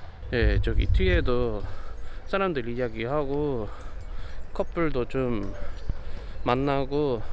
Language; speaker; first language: Korean; non-native, learner; Spanish